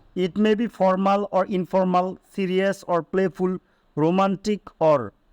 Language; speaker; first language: English; non-native, local second language; Bangla